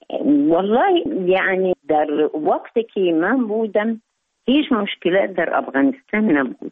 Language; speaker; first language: Persian; non-native, fluent; Arabic